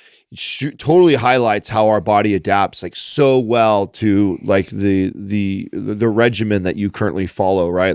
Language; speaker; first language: English; native; English